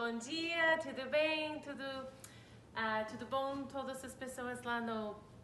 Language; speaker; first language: Portuguese; non-native, learner; English